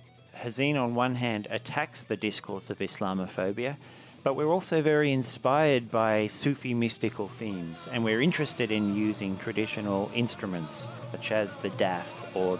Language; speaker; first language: English; native; English